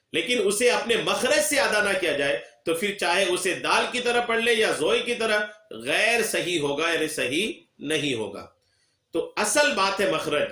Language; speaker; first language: Urdu; native; Urdu